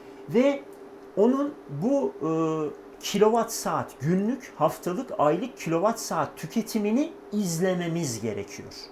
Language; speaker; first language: Turkish; native; Turkish